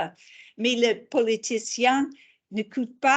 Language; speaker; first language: French; non-native, fluent; English